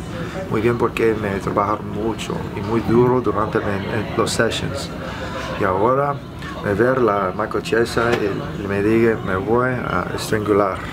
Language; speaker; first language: Spanish; non-native, learner; English